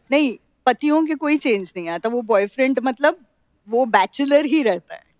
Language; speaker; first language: Hindi; non-native, local second language; Marathi